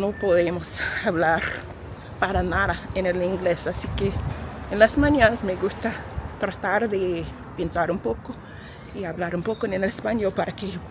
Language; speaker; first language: Spanish; non-native, learner; English